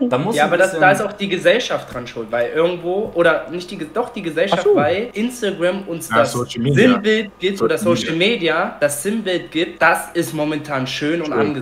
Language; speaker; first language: German; native; German